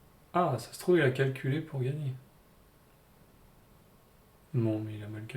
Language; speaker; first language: French; native; French